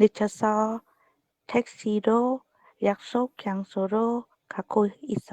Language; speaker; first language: Korean; non-native, learner; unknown